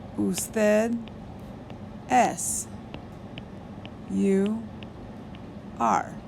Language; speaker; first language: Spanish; non-native, fluent; English